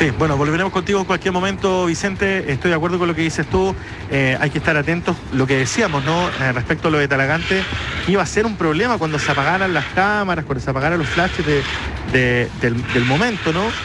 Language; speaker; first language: Spanish; native; Spanish